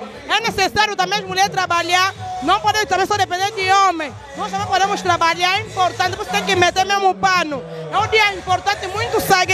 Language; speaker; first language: Portuguese; non-native, fluent; Lingala